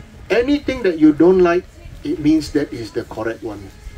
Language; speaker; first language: English; non-native, local second language; Chinese